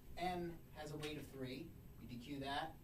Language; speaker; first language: English; native; English